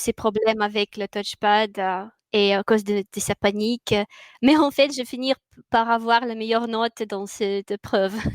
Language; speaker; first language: French; non-native, fluent; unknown